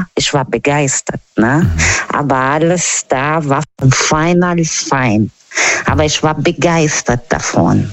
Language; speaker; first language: German; non-native, learner; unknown